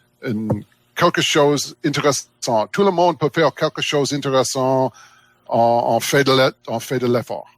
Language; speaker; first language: French; non-native, learner; English